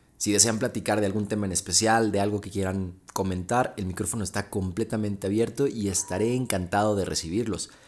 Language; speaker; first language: Spanish; native; Spanish